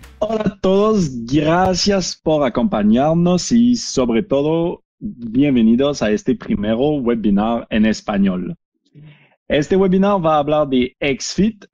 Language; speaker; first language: Spanish; non-native, learner; French